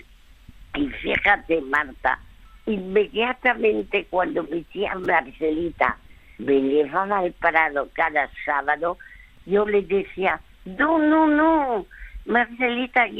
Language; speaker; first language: Spanish; early bilingual, other home language; French